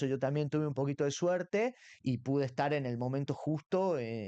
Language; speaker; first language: Spanish; native; Spanish